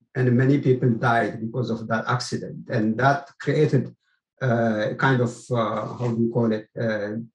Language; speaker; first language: English; non-native, fluent; Amharic